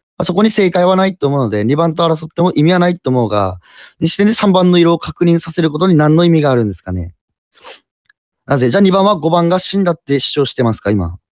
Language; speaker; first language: Japanese; native; Japanese